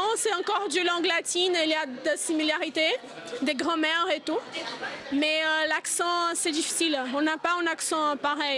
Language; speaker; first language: French; non-native, learner; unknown